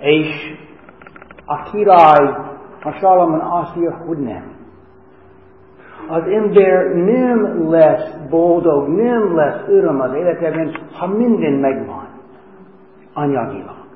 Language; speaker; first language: Hungarian; non-native, fluent; English